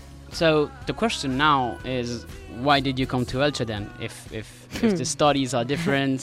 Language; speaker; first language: English; non-native, fluent; Spanish